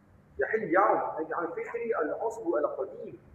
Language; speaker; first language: Arabic; non-native, learner; Malay